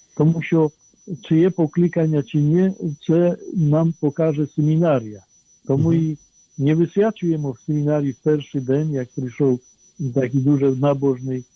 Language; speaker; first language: Ukrainian; non-native, fluent; Polish